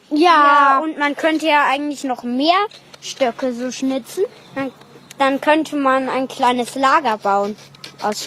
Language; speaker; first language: German; native; German